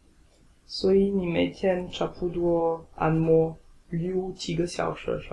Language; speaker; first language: Chinese; non-native, learner; French